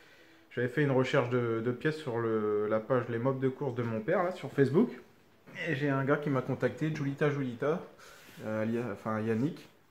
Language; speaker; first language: French; native; French